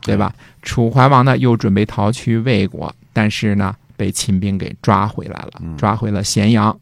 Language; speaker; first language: Chinese; native; Chinese